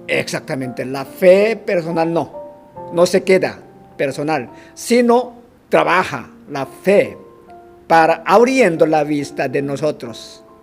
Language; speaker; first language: Spanish; non-native, fluent; Korean